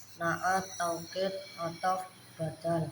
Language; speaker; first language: Arabic; non-native, learner; Javanese